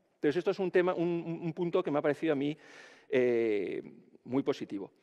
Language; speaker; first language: Spanish; native; Spanish